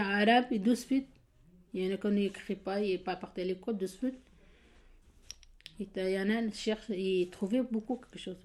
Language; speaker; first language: French; non-native, learner; Kurdish